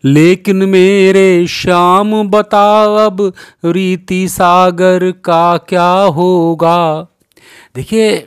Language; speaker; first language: Hindi; native; Hindi